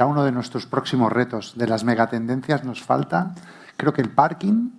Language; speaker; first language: Spanish; native; Spanish